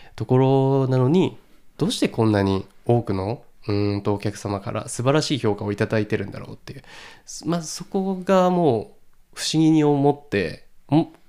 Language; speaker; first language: Japanese; native; Japanese